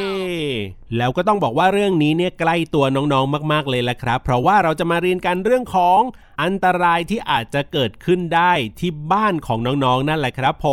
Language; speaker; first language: Thai; native; Thai